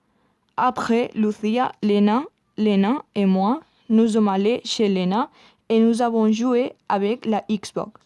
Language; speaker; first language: French; non-native, learner; Spanish